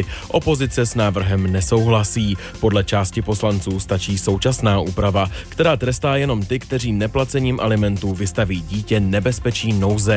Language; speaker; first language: Czech; native; Czech